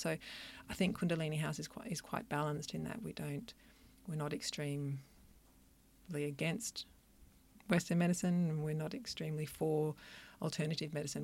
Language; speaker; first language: English; native; English